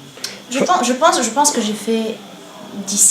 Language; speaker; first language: French; non-native, learner; Bulgarian